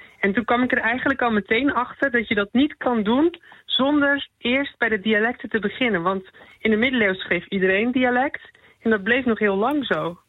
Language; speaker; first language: Dutch; native; Dutch